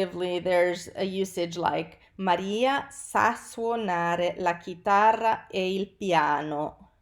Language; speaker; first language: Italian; non-native, fluent; English